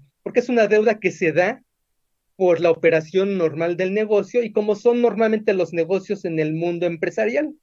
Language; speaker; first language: Spanish; native; Spanish